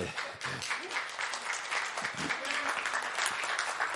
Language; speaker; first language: English; native; English